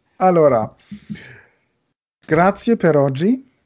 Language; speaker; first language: Italian; non-native, learner; German